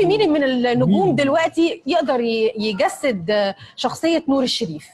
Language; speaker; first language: Arabic; native; Arabic